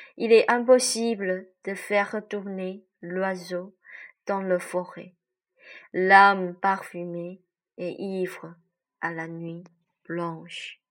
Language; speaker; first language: French; non-native, learner; Chinese